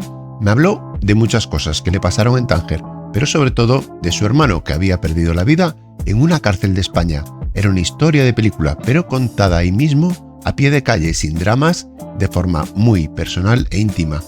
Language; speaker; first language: Spanish; native; Spanish